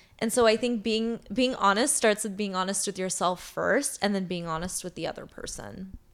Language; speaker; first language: English; native; English